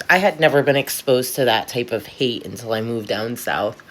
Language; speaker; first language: English; native; English